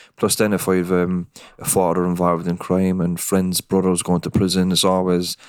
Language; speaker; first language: English; native; English